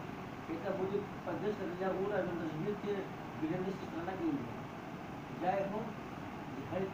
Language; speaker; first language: Russian; non-native, learner; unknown